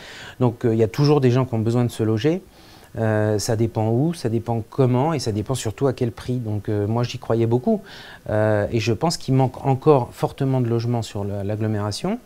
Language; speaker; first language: French; native; French